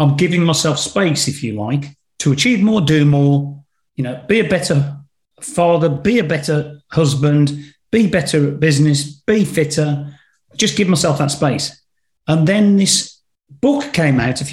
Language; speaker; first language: English; native; English